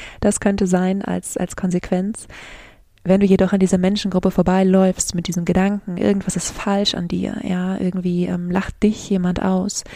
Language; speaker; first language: German; native; German